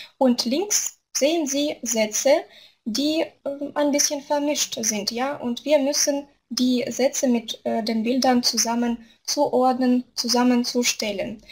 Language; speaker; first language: German; non-native, fluent; Russian